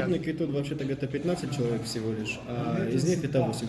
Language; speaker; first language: Russian; non-native, learner; Arabic